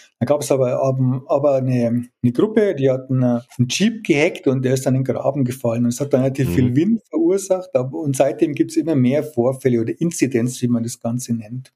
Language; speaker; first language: German; native; German